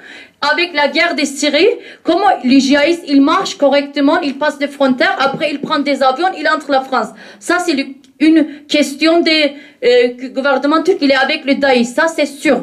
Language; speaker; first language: French; non-native, learner; Kurdish